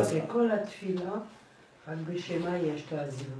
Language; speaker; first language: Hebrew; non-native, fluent; French